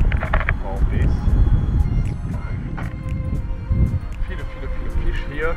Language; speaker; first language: German; non-native, learner; French